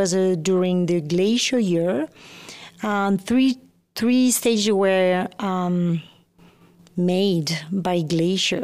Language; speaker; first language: English; non-native, fluent; French